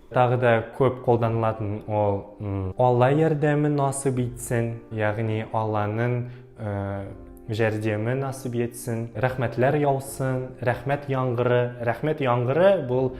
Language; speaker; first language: Kazakh; non-native, local second language; Tatar